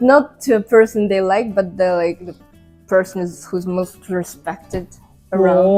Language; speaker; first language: English; non-native, fluent; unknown